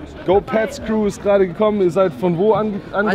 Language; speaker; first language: German; native; German